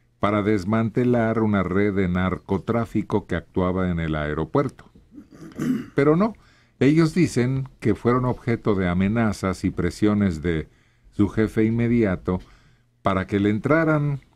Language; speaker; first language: Spanish; native; Spanish